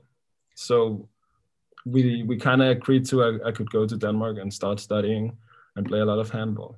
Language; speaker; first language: English; non-native, fluent; Kalaallisut